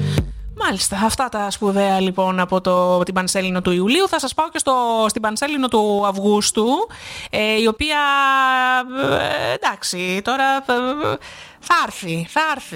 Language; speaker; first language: Greek; native; Greek